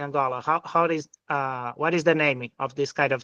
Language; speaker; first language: English; non-native, fluent; Portuguese